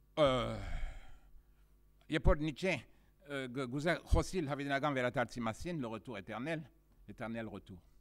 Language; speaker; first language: Armenian; early bilingual, heritage; Armenian